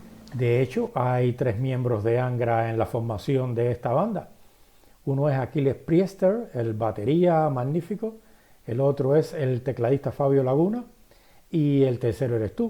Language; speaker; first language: Spanish; native; Spanish